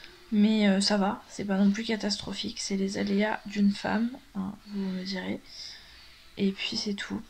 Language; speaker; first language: French; native; French